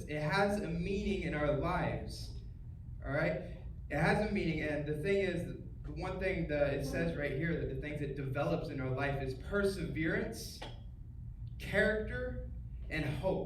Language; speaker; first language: English; native; English